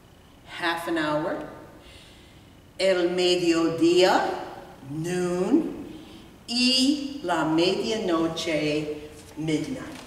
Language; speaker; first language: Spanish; non-native, fluent; English